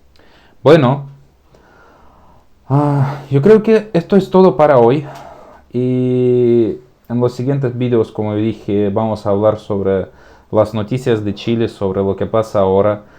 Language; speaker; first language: Spanish; non-native, fluent; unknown